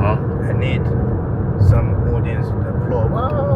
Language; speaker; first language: English; non-native, fluent; Chinese